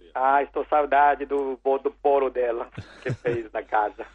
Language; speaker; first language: Portuguese; non-native, learner; Chinese